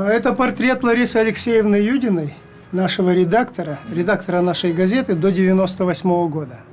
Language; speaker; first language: Russian; native; Russian